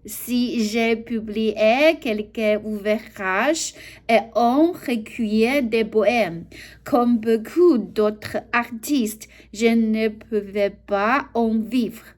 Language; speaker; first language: French; non-native, learner; Chinese